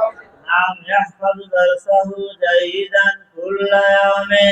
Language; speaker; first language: Arabic; non-native, fluent; Bangla